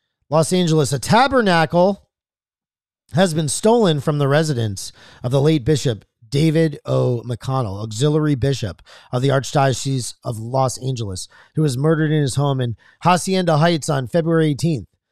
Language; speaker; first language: English; native; English